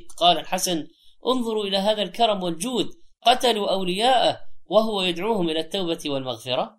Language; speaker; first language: Arabic; native; Arabic